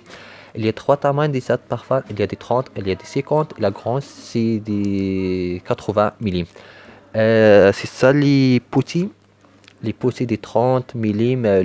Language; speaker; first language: French; non-native, learner; Arabic